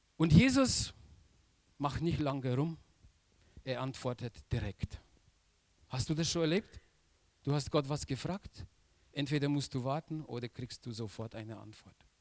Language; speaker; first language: German; non-native, fluent; Polish